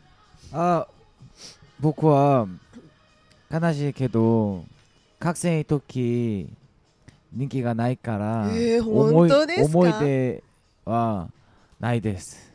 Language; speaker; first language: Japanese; non-native, learner; Korean